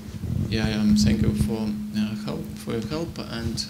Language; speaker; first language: English; non-native, learner; Ukrainian